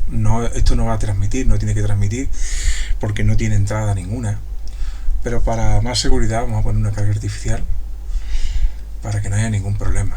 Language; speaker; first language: Spanish; native; Spanish